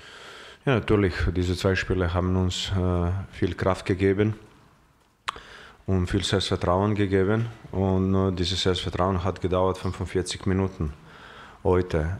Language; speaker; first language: German; non-native, fluent; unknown